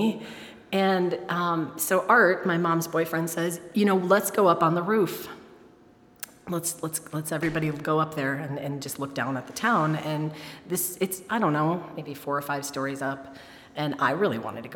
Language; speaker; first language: English; native; English